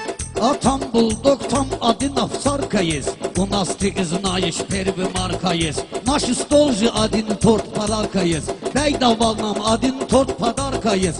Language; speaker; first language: Russian; non-native, learner; Talysh